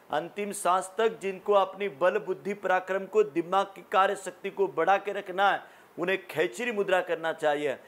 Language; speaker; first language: Hindi; native; Hindi